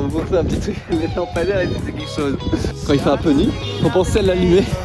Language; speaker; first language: French; native; French